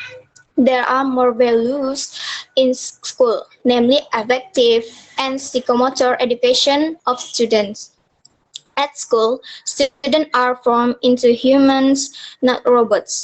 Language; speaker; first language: English; non-native, learner; Indonesian